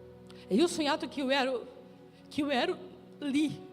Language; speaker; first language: Italian; non-native, fluent; Portuguese